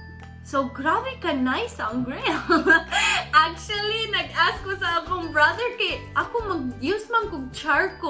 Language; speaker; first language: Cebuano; non-native, learner; English